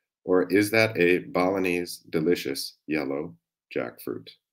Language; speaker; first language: English; native; English